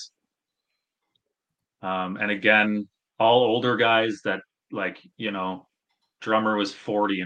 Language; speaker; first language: English; native; English